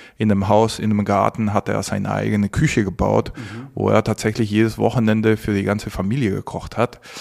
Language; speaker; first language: German; non-native, fluent; Spanish